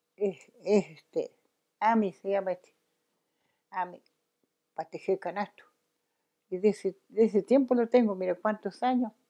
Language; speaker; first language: Spanish; non-native, local second language; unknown